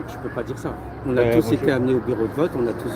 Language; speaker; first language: French; native; French